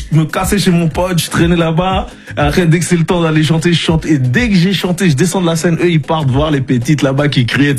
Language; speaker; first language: French; non-native, local second language; Ngazidja Comorian